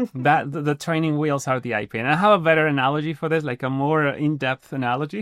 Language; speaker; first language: English; non-native, fluent; Spanish